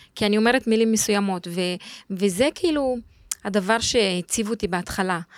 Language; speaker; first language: Hebrew; non-native, local second language; Arabic